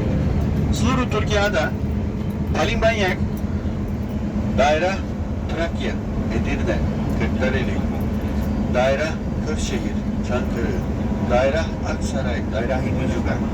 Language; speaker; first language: Indonesian; non-native, fluent; Turkish